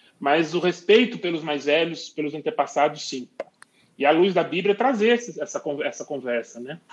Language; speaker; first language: Portuguese; native; Portuguese